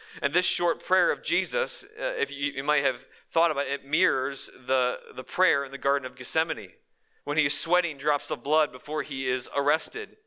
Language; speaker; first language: English; native; English